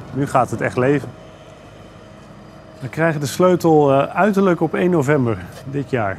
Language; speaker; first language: Dutch; native; Dutch